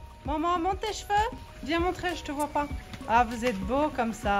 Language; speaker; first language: French; native; French